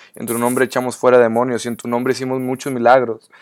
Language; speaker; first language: Spanish; native; Spanish